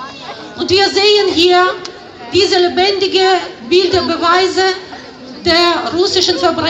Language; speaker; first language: German; non-native, fluent; Ukrainian